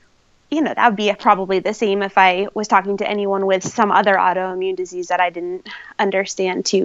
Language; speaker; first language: English; native; English